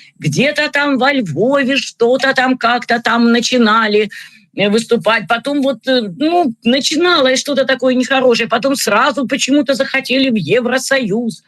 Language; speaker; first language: Russian; native; Russian